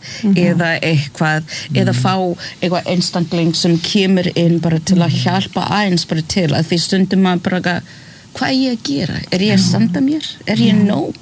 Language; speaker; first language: Icelandic; early bilingual, other home language; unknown